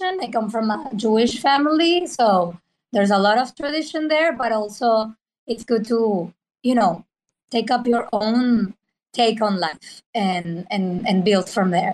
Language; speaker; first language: English; non-native, fluent; Spanish